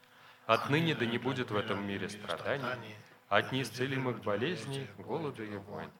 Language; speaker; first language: Russian; native; Russian